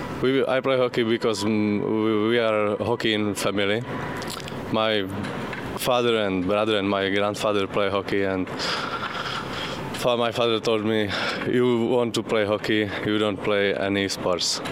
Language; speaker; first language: English; non-native, learner; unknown